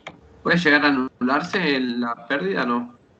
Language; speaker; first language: Spanish; native; Spanish